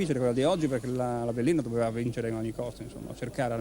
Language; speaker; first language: Italian; native; Italian